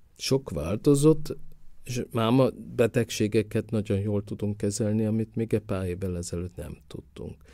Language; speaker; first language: Hungarian; early bilingual, heritage; Hungarian